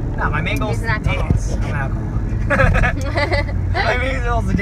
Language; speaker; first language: English; native; English